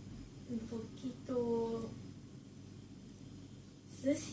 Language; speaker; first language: Spanish; non-native, learner; Japanese